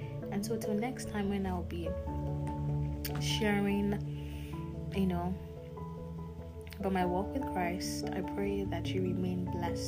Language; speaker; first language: English; non-native, local second language; Yoruba